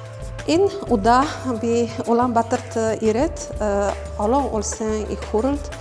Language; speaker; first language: Mongolian; non-native, fluent; Polish